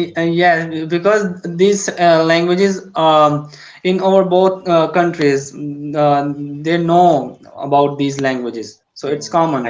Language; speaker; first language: English; non-native, learner; Urdu